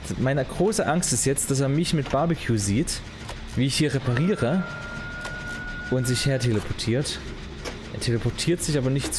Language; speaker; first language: German; native; German